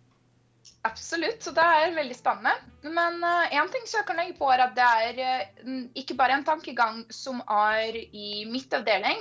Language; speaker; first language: Norwegian; non-native, fluent; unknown